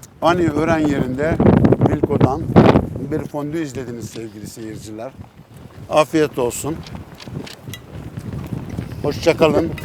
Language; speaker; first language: Turkish; non-native, fluent; Dutch